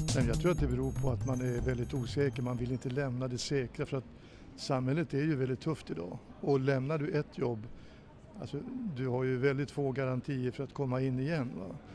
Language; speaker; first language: Swedish; native; Swedish